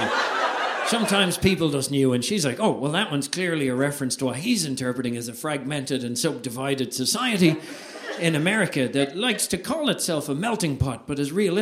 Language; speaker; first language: English; native; English